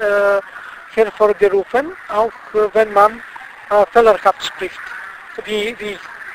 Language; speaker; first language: German; non-native, fluent; Bulgarian